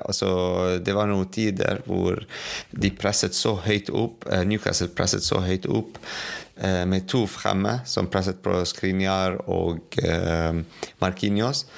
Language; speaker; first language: Norwegian; non-native, fluent; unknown